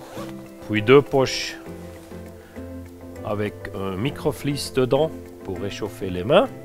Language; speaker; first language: French; non-native, fluent; German